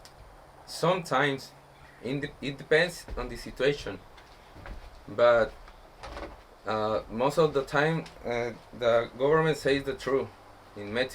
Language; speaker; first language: English; non-native, learner; Spanish